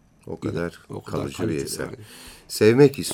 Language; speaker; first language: Turkish; native; Turkish